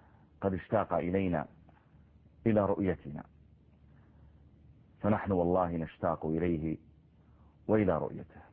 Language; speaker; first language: Arabic; native; Arabic